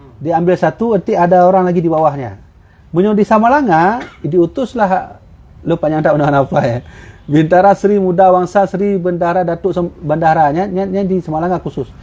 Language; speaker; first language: Malay; non-native, local second language; Achinese